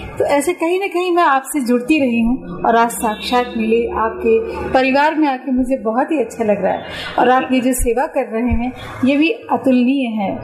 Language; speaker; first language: Hindi; native; Hindi